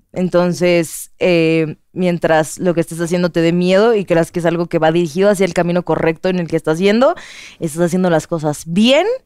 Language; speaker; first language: Spanish; native; Spanish